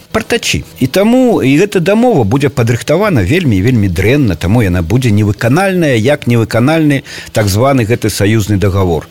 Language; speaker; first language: Belarusian; native; Belarusian